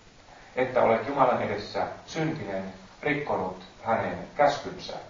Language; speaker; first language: Finnish; native; Finnish